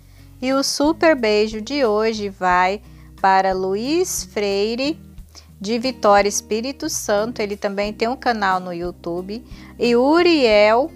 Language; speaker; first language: Portuguese; native; Portuguese